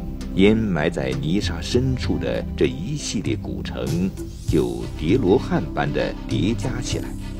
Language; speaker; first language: Chinese; native; Chinese